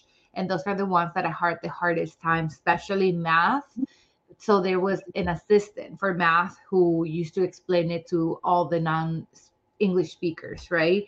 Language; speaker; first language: English; non-native, fluent; Spanish